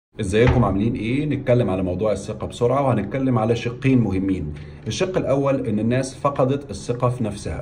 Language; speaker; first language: Arabic; native; Arabic